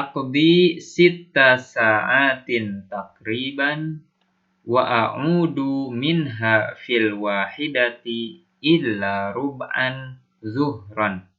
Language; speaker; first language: Arabic; non-native, fluent; Indonesian